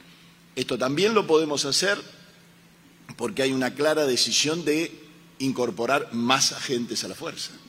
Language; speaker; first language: Spanish; native; Spanish